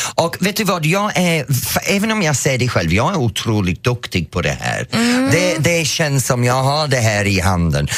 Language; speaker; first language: Swedish; non-native, fluent; English